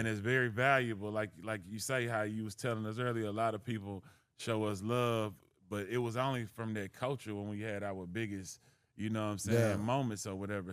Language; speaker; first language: English; native; English